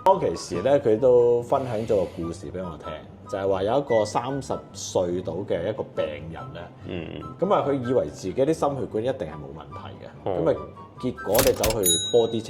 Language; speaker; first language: Cantonese; native; Cantonese